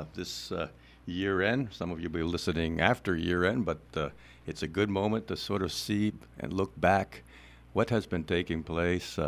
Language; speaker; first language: English; non-native, local second language; Spanish